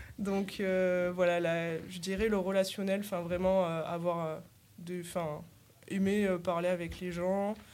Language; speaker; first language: French; native; French